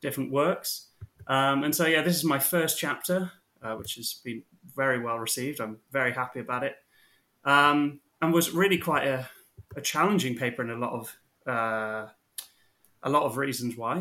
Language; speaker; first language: English; native; English